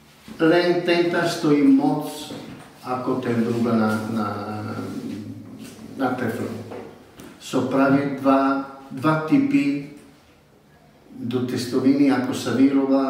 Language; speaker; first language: Czech; non-native, learner; Italian